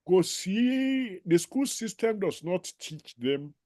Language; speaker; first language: English; non-native, local second language; Yoruba